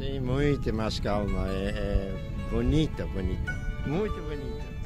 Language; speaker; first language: Portuguese; non-native, learner; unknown